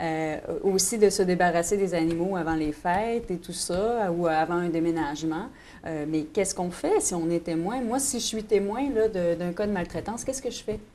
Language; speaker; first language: French; native; French